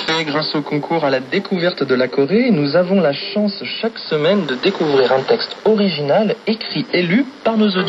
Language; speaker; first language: French; native; French